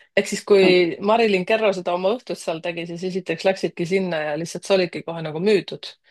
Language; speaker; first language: Estonian; native; Estonian